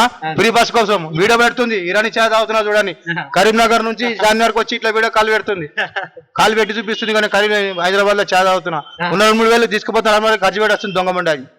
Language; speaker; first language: Telugu; native; Telugu